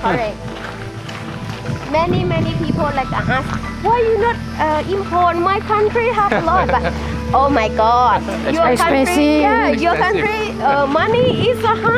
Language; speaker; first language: English; non-native, learner; Thai